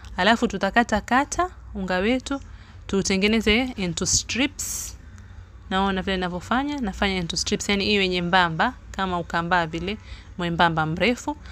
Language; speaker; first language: Swahili; native; Swahili